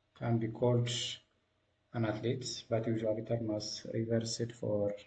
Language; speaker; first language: English; non-native, local second language; Amharic